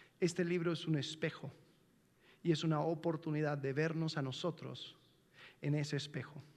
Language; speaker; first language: Spanish; non-native, fluent; English